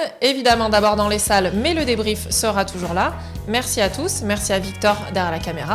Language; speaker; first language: French; native; French